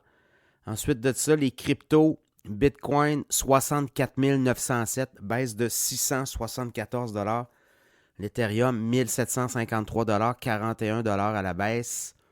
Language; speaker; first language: French; native; French